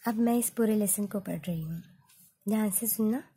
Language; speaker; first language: Hindi; non-native, local second language; Marathi